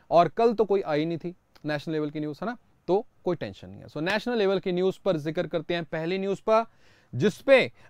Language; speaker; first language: Hindi; non-native, local second language; Punjabi